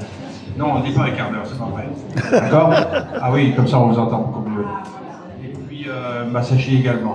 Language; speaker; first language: French; native; French